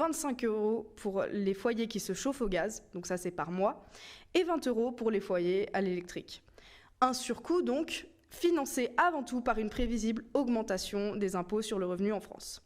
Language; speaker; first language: French; native; French